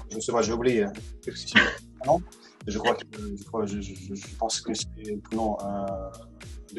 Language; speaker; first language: French; non-native, learner; Russian